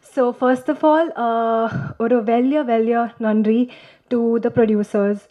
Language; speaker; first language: Tamil; non-native, local second language; Malayalam